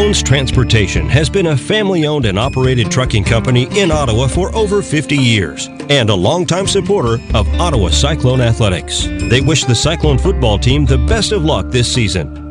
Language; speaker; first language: English; native; English